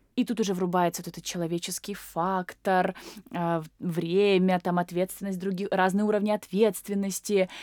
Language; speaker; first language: Russian; native; Russian